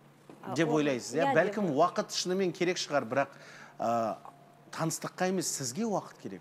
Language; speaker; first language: Kazakh; native; Kazakh